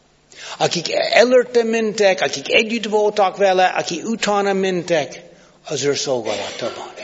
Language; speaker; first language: Hungarian; non-native, fluent; English